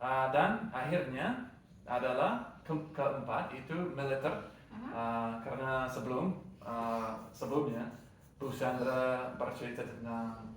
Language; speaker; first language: Indonesian; non-native, learner; English